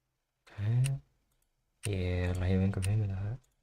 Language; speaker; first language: Icelandic; non-native, learner; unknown